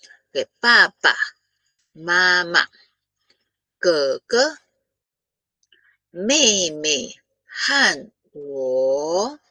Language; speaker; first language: Chinese; non-native, fluent; Filipino